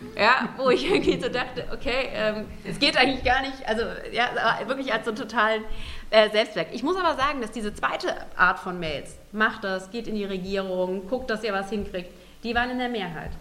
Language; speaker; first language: German; native; German